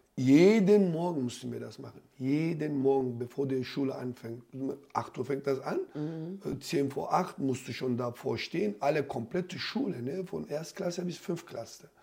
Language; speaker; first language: German; non-native, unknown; Turkish